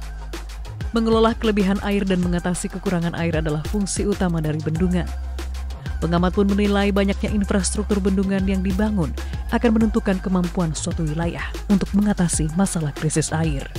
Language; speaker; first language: Indonesian; native; Indonesian